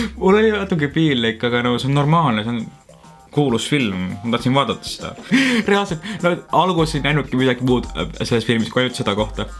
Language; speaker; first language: Estonian; early bilingual, heritage; Estonian